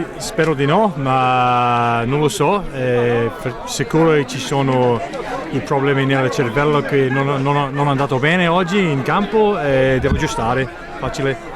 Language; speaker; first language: Italian; non-native, learner; English